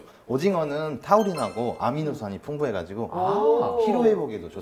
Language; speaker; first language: Korean; native; Korean